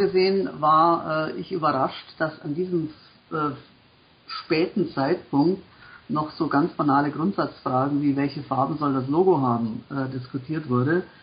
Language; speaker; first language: German; native; German